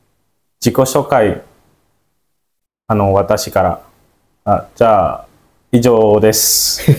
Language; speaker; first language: Japanese; non-native, learner; Indonesian